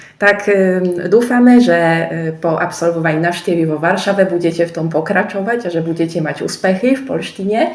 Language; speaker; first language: Slovak; non-native, fluent; Polish